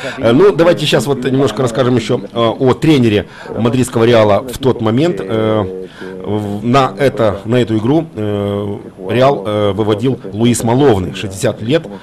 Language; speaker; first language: Russian; native; Russian